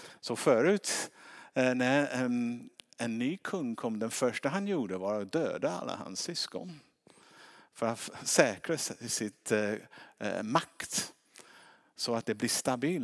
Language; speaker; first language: Swedish; non-native, fluent; English